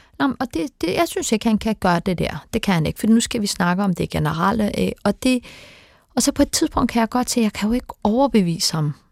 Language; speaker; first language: Danish; early bilingual, other home language; Turkish